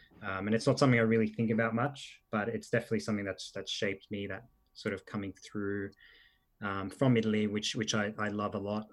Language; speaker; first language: English; early bilingual, other home language; Italian